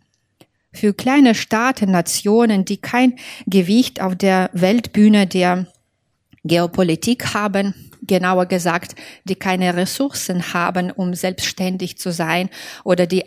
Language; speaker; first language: German; non-native, fluent; Belarusian